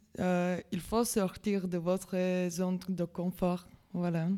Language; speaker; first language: French; non-native, learner; Latvian